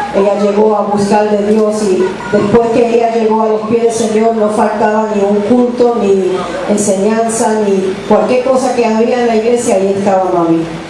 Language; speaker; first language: Spanish; early bilingual, heritage; English